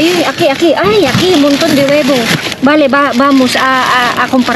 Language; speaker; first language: Spanish; non-native, learner; Filipino